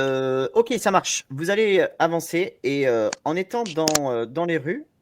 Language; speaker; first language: French; native; French